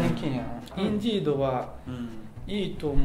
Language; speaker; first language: Japanese; non-native, learner; French